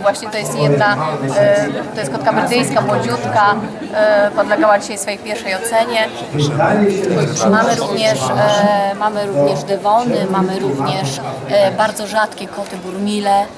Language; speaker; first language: Polish; native; Polish